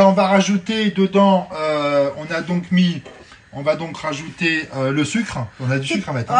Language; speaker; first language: French; native; French